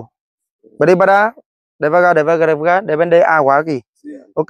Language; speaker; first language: Portuguese; non-native, learner; Vietnamese